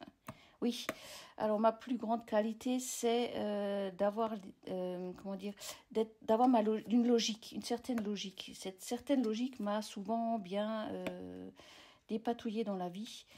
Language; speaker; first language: French; native; French